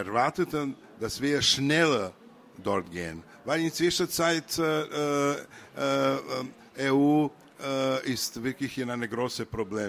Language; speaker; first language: German; non-native, learner; Serbian